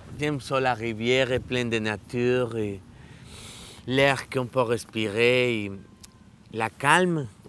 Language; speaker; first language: French; non-native, learner; Spanish